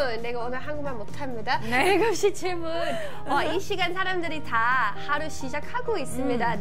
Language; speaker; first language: Korean; non-native, learner; English